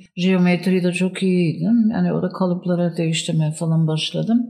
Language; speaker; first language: Turkish; non-native, fluent; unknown